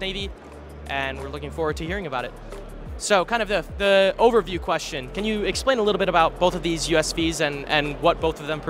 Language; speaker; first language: English; native; English